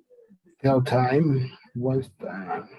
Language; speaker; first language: English; non-native, learner; Portuguese